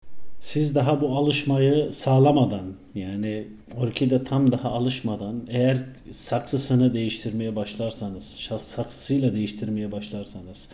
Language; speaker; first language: Turkish; native; Turkish